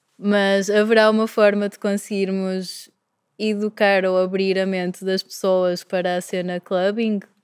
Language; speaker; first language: Portuguese; native; Portuguese